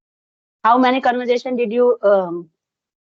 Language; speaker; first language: English; non-native, local second language; Hindi